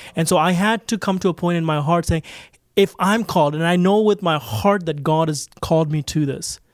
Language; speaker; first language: English; native; English